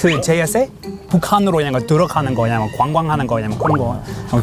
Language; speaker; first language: Korean; non-native, learner; English